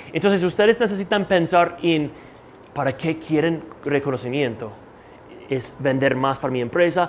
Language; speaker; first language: Spanish; non-native, fluent; English